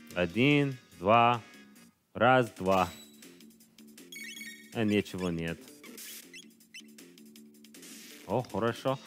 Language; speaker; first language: Russian; non-native, learner; English